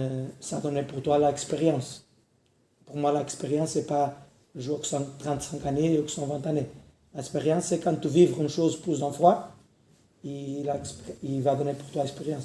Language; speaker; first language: French; non-native, learner; Portuguese